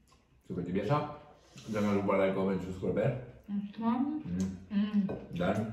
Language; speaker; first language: Indonesian; non-native, learner; French